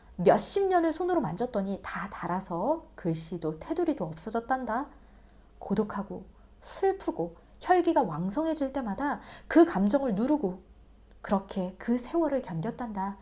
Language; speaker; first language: Korean; native; Korean